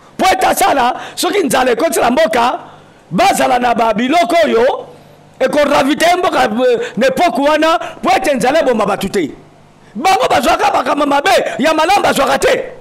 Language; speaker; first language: Lingala; native; Lingala